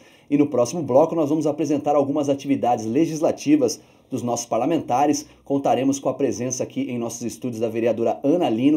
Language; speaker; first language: Portuguese; native; Portuguese